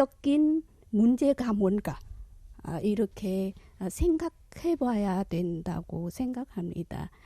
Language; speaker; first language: Korean; non-native, fluent; Vietnamese